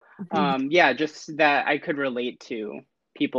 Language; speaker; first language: English; native; English